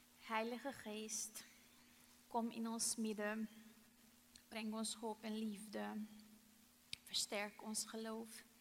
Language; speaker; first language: Dutch; non-native, fluent; Hungarian